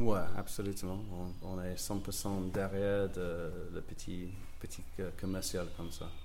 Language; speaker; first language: French; non-native, learner; English